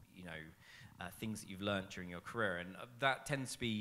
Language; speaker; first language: English; native; English